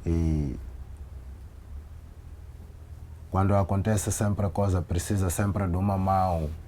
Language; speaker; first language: Portuguese; non-native, local second language; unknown